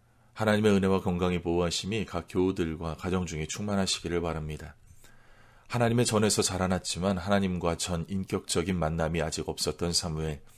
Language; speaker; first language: Korean; native; Korean